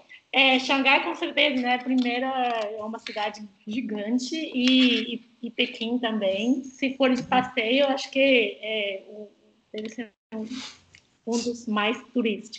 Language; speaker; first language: Portuguese; non-native, fluent; Chinese